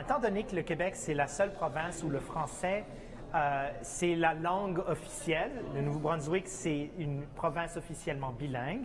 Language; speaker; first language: French; native; French